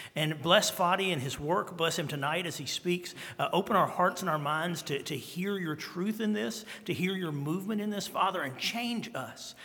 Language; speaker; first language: English; native; English